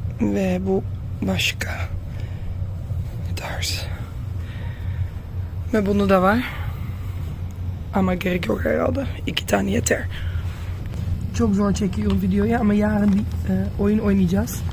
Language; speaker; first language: Turkish; non-native, fluent; Dutch